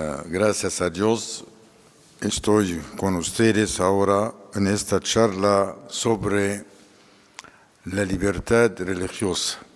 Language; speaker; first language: Spanish; non-native, fluent; Arabic